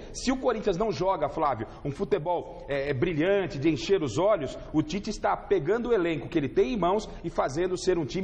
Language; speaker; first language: Portuguese; native; Portuguese